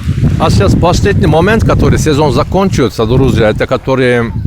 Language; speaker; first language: Russian; non-native, learner; Turkish